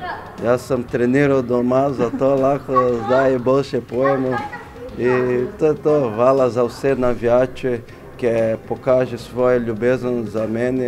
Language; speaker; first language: Slovenian; non-native, learner; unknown